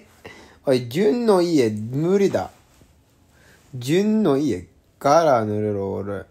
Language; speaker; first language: Japanese; non-native, learner; English